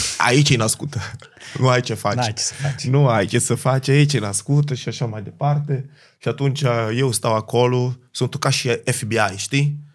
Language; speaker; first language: Romanian; non-native, fluent; Portuguese